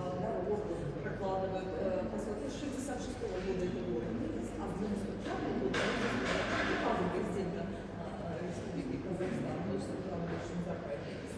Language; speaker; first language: Russian; native; Russian